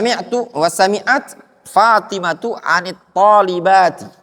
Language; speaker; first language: Arabic; non-native, fluent; Indonesian